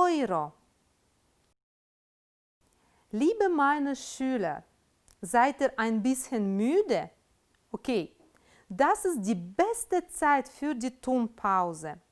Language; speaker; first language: German; non-native, fluent; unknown